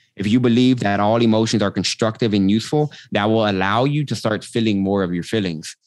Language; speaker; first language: English; native; English